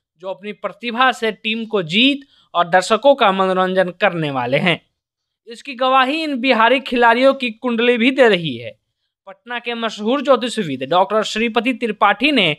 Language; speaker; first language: Hindi; native; Hindi